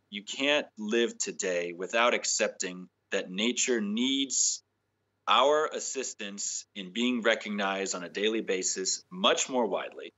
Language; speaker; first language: English; native; English